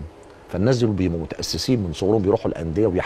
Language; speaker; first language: Arabic; native; Arabic